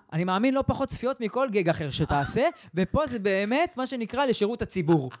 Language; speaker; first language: Hebrew; early bilingual, other home language; English